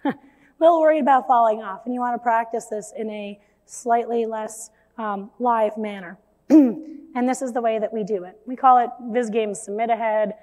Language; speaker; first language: English; native; English